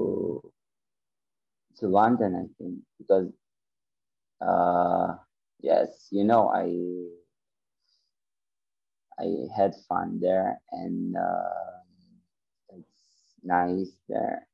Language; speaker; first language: English; non-native, learner; Ukrainian